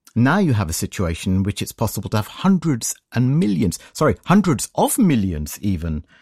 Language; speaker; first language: English; native; English